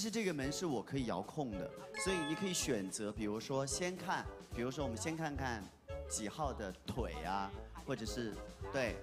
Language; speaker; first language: Chinese; native; Chinese